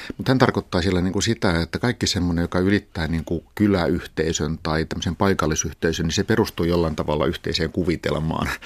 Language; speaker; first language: Finnish; native; Finnish